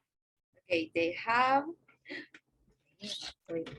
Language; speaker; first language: English; non-native, learner; Spanish